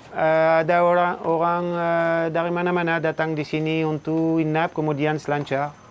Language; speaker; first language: Indonesian; non-native, fluent; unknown